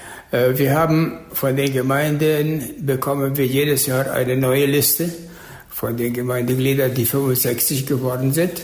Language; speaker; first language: German; early bilingual, heritage; German